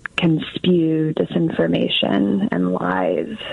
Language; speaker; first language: English; native; English